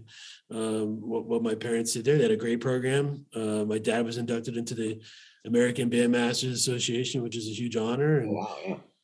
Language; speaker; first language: English; native; English